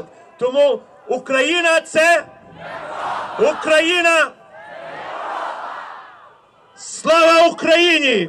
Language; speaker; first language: Ukrainian; early bilingual, heritage; Ukrainian